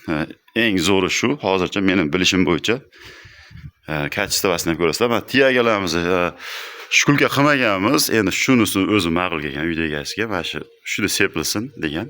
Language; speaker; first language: Uzbek; native; Uzbek